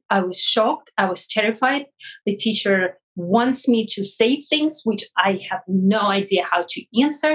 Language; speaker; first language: English; non-native, fluent; Russian